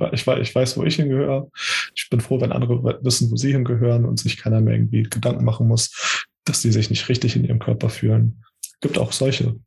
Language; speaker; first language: German; early bilingual, other home language; Portuguese